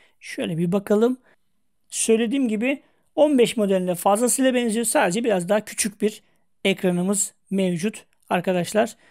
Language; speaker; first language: Turkish; native; Turkish